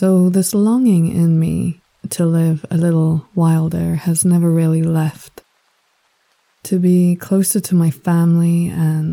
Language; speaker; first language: English; native; English